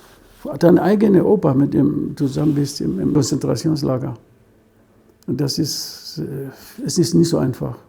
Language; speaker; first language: German; non-native, fluent; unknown